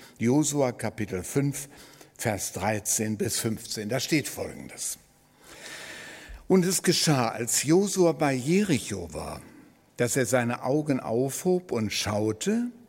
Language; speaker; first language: German; native; German